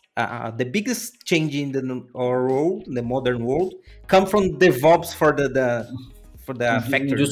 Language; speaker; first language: English; non-native, learner; Portuguese